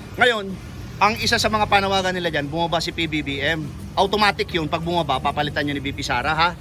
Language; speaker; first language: Filipino; non-native, local second language; Bikol